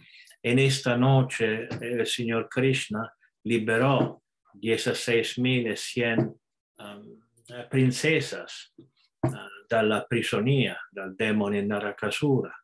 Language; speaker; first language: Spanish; non-native, fluent; Italian